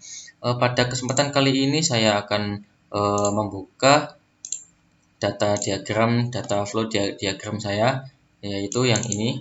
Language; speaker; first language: Indonesian; native; Indonesian